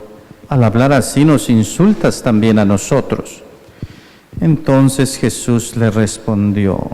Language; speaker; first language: Spanish; native; Spanish